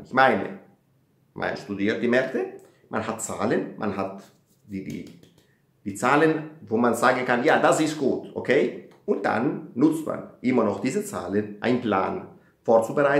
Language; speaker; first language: German; non-native, fluent; Italian